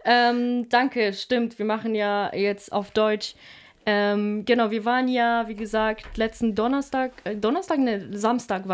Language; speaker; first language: German; non-native, fluent; Ukrainian